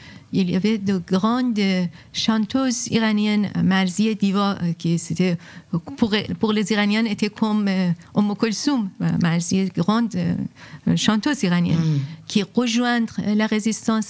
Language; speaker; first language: French; non-native, fluent; Persian